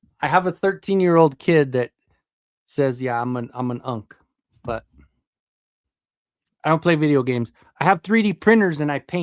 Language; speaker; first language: English; native; English